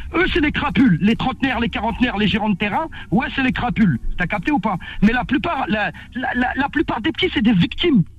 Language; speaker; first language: French; native; French